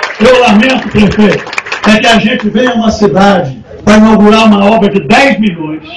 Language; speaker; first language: Portuguese; native; Portuguese